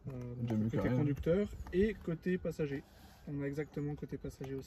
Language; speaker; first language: French; native; French